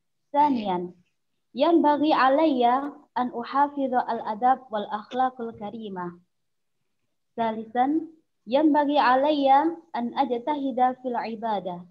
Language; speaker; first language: Arabic; non-native, learner; Indonesian